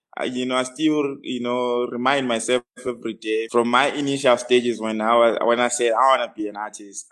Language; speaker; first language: English; non-native, local second language; North Ndebele